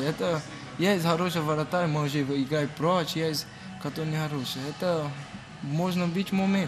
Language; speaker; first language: Russian; non-native, learner; Portuguese